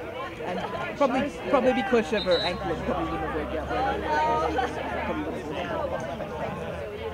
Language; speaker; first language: English; native; English